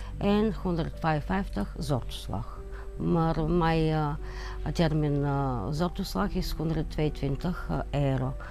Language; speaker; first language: Dutch; non-native, learner; Bulgarian